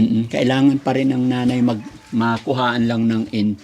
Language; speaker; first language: Filipino; native; Filipino